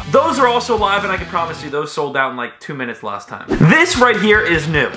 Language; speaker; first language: English; native; English